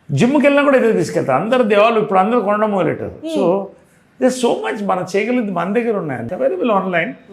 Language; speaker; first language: Telugu; native; Telugu